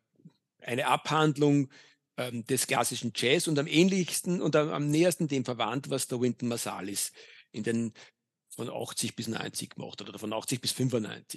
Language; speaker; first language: German; native; German